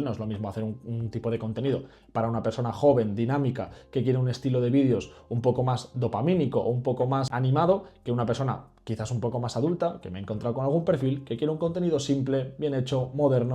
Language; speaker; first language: Spanish; native; Spanish